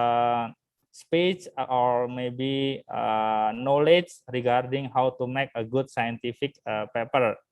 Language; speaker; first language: English; non-native, fluent; Indonesian